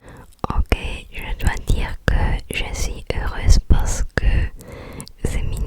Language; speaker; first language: French; non-native, learner; English